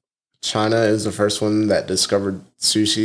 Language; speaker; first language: English; native; English